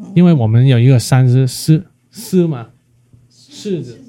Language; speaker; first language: Chinese; non-native, fluent; Cantonese